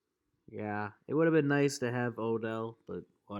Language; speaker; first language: English; native; English